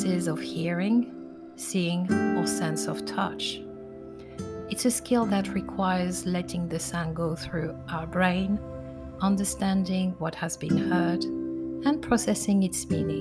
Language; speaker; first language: English; non-native, fluent; French